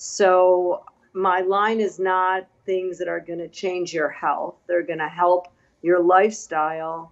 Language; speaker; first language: English; native; English